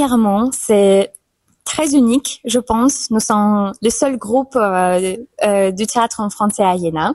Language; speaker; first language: French; non-native, fluent; German